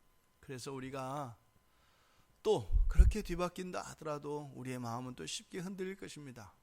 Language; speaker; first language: Korean; native; Korean